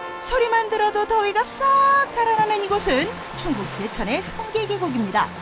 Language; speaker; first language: Korean; native; Korean